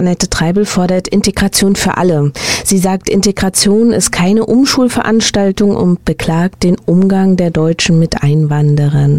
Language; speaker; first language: German; native; German